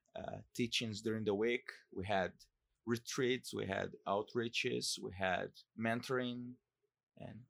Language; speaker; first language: English; non-native, fluent; Portuguese